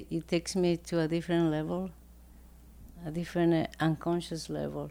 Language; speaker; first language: English; non-native, fluent; Spanish